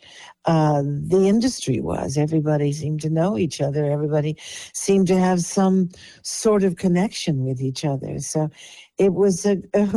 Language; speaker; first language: English; non-native, local second language; Polish